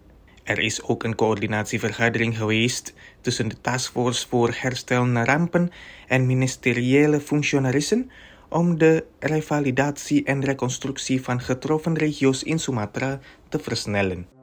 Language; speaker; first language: Dutch; non-native, fluent; Indonesian